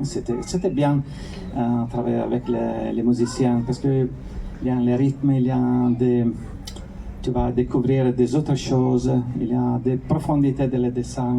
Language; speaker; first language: French; non-native, fluent; Italian